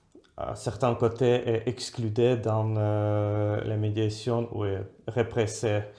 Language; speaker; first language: French; non-native, fluent; Russian